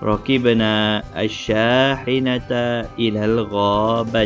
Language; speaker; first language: Arabic; non-native, fluent; Malay